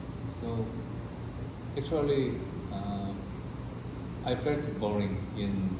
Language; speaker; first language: English; non-native, learner; Korean